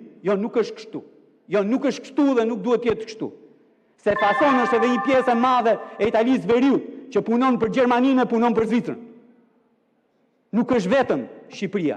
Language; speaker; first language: Albanian; native; Albanian